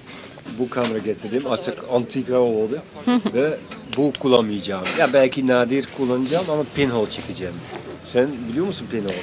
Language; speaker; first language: Turkish; non-native, fluent; Dutch